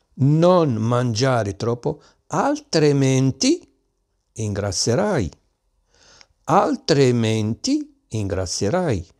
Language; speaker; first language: Italian; non-native, learner; Arabic